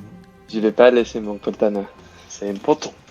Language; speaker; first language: French; non-native, learner; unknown